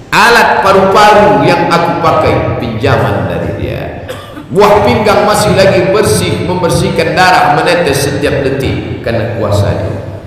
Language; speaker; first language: Malay; native; Malay